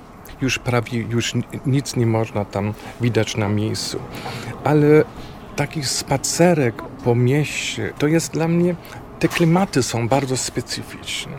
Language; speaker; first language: Polish; non-native, fluent; German